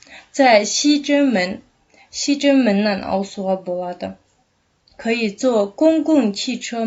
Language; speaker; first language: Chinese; non-native, fluent; Kazakh